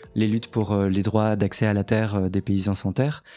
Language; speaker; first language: French; native; French